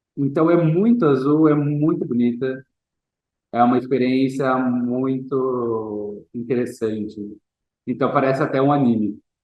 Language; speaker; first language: Portuguese; non-native, fluent; English